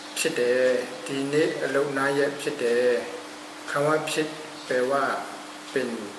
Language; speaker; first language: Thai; non-native, fluent; Burmese